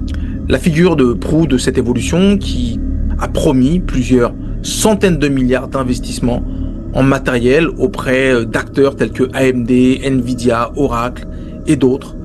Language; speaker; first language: French; native; French